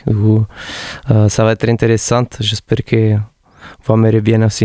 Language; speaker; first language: French; non-native, fluent; Italian